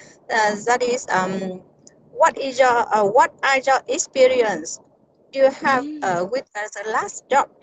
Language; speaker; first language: English; non-native, learner; Vietnamese